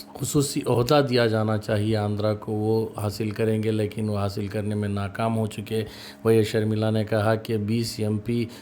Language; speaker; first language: Urdu; native; Urdu